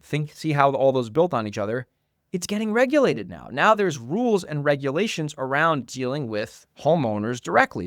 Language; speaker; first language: English; native; English